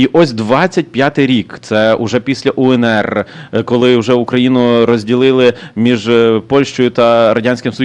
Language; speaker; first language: Ukrainian; native; Ukrainian